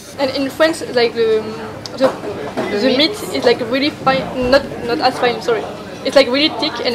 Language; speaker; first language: English; non-native, learner; French